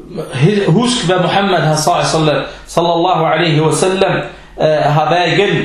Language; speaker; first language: Danish; non-native, fluent; Arabic